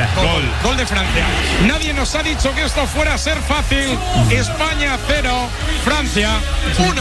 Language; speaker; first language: Spanish; native; Spanish